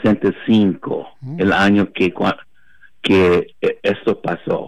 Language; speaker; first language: Spanish; early bilingual, heritage; Spanish